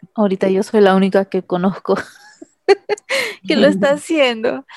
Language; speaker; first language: Spanish; early bilingual, heritage; Spanish